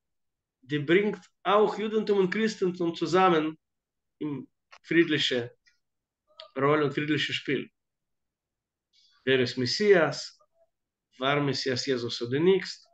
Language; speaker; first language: German; non-native, fluent; Hebrew